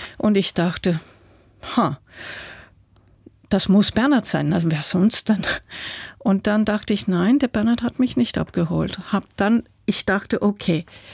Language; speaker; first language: German; non-native, fluent; English